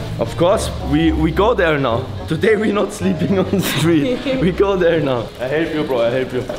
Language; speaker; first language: English; non-native, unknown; German